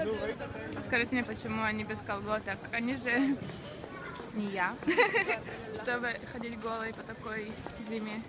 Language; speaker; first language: Russian; early bilingual, heritage; Russian